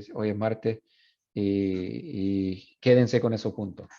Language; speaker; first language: Spanish; non-native, fluent; English